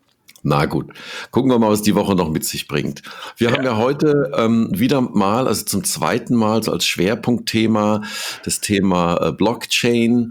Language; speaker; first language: German; native; German